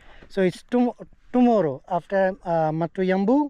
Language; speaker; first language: English; non-native, local second language; Bangla